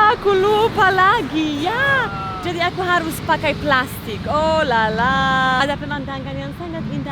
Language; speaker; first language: Indonesian; non-native, fluent; Polish